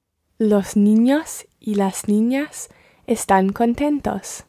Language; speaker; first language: Spanish; non-native, learner; English